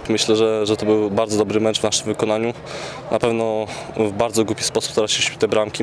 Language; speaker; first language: Polish; native; Polish